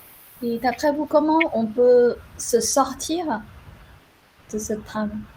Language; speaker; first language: French; non-native, fluent; Chinese